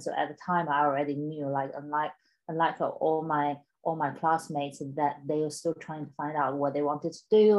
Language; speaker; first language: English; non-native, fluent; Chinese